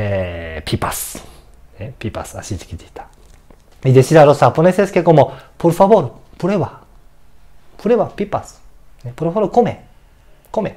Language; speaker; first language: Spanish; non-native, learner; Japanese